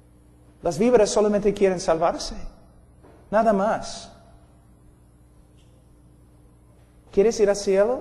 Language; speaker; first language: Spanish; non-native, fluent; English